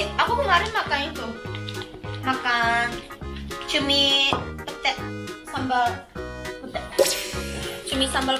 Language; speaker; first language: Indonesian; non-native, fluent; Japanese